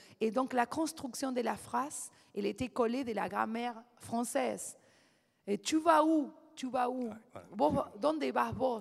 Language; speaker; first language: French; non-native, fluent; Spanish